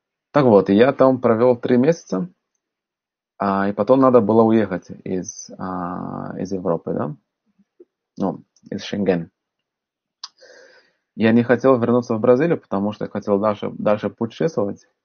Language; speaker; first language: Russian; non-native, fluent; Portuguese